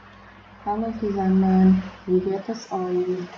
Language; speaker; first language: German; non-native, fluent; Indonesian